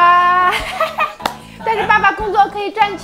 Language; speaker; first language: Chinese; native; Chinese